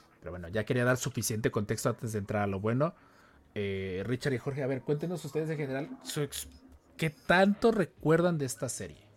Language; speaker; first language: Spanish; native; Spanish